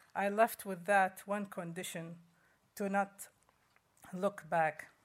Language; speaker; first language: English; non-native, fluent; Arabic